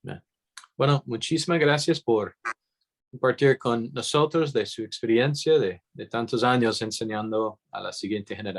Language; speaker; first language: Spanish; non-native, fluent; English